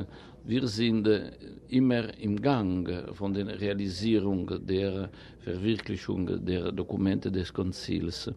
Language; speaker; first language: German; non-native, fluent; Italian